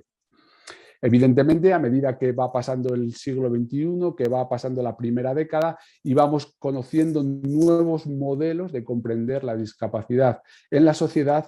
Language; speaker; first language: Spanish; native; Spanish